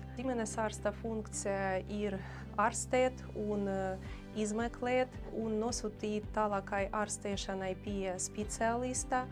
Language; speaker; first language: Latvian; non-native, learner; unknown